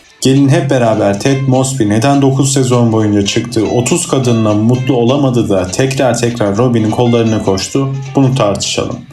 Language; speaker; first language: Turkish; native; Turkish